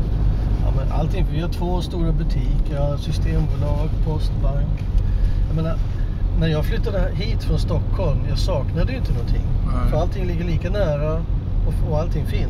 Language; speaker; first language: Swedish; native; Swedish